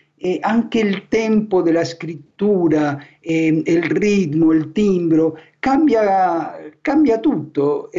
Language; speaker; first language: Italian; non-native, fluent; Spanish